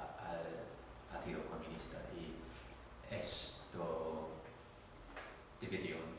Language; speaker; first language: Spanish; non-native, fluent; English